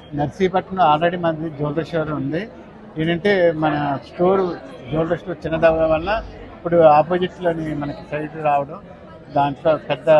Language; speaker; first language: Telugu; native; Telugu